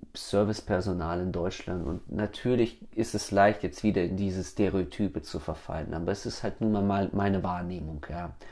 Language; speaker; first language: German; early bilingual, other home language; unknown